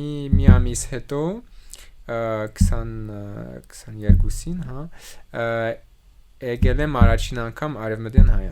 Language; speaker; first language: Armenian; non-native, learner; French